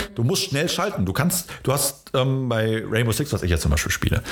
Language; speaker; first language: German; early bilingual, other home language; Polish